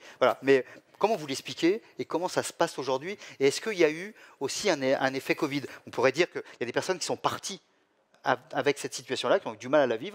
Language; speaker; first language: French; native; French